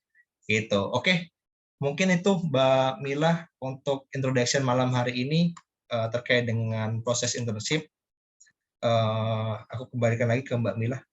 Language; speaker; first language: Indonesian; native; Indonesian